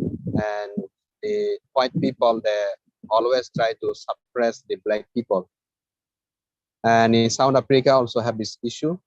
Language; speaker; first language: English; non-native, fluent; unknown